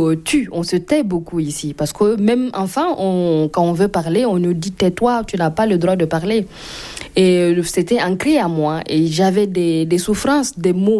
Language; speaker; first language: French; non-native, local second language; Mossi